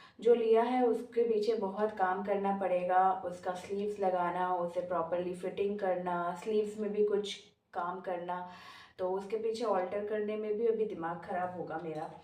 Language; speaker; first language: Hindi; non-native, local second language; Bangla